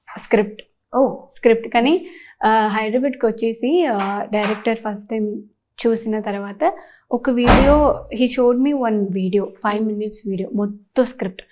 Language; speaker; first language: Telugu; non-native, learner; Tamil